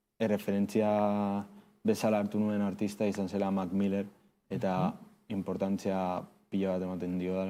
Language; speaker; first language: Basque; non-native, local second language; Spanish